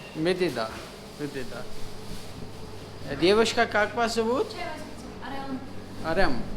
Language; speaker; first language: Russian; non-native, learner; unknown